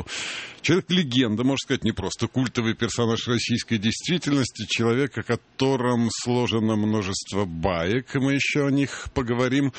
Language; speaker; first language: Russian; native; Russian